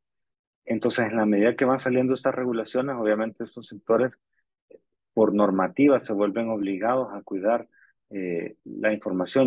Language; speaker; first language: Spanish; native; Spanish